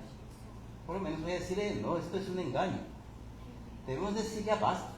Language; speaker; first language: Spanish; native; Spanish